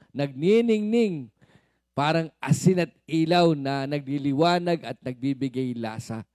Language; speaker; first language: Filipino; native; Filipino